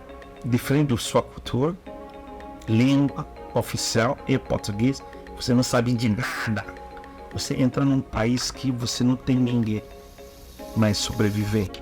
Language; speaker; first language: Portuguese; non-native, learner; Igbo